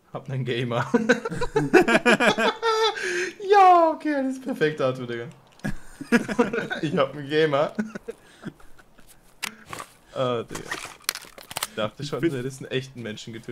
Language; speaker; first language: German; native; German